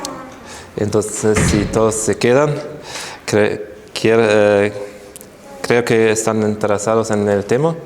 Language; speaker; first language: Spanish; non-native, fluent; German